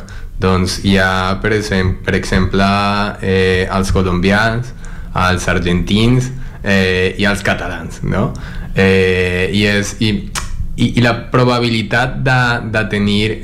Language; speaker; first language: Catalan; non-native, learner; Spanish